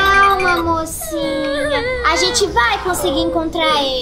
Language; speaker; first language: Portuguese; native; Portuguese